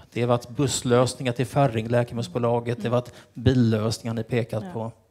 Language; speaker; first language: Swedish; native; Swedish